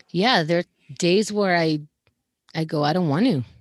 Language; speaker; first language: English; native; English